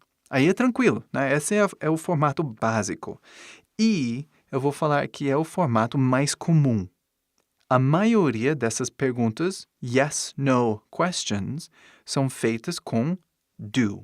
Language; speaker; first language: Portuguese; non-native, fluent; English